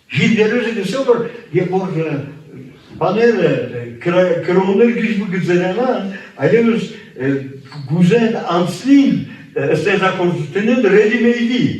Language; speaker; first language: Armenian; early bilingual, heritage; Armenian